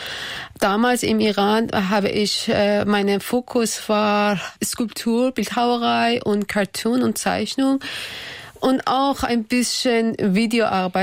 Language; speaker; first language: German; non-native, learner; Persian